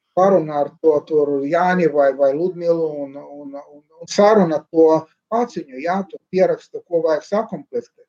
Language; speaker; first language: Latvian; non-native, local second language; Russian